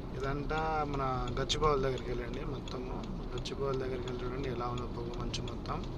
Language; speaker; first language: Telugu; native; Telugu